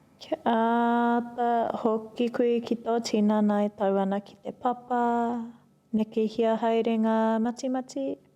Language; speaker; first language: Māori; non-native, local second language; English